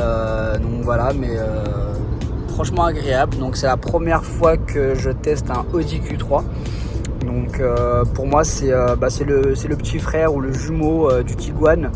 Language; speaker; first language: French; native; French